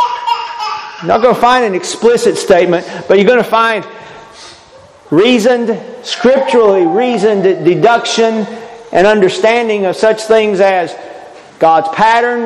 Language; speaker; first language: English; native; English